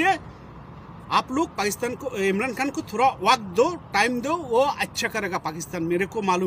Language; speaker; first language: Hindi; non-native, fluent; Bangla